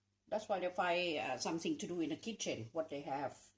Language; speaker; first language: English; non-native, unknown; Northeastern Thai